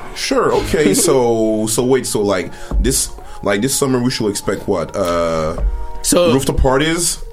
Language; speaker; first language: English; early bilingual, other home language; French